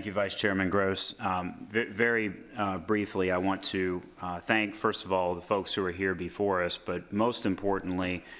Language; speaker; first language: English; native; English